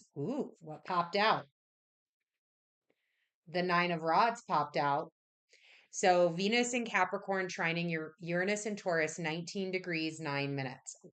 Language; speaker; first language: English; native; English